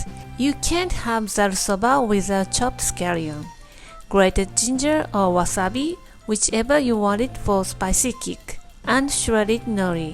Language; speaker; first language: English; non-native, fluent; Japanese